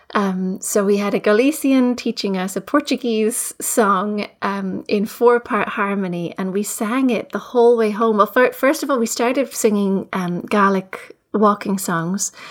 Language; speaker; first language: English; native; English